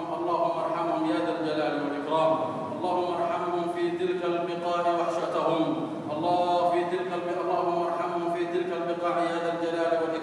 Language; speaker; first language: Arabic; non-native, local second language; Somali